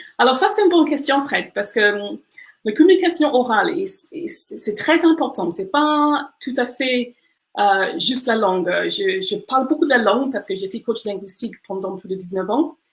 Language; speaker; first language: French; non-native, fluent; English